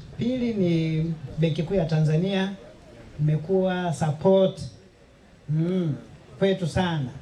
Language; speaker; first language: Swahili; native; Swahili